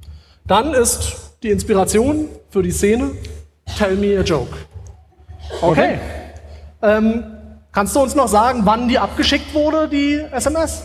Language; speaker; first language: German; native; German